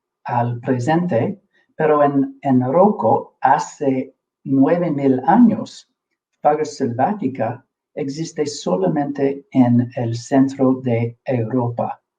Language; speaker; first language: Spanish; non-native, fluent; English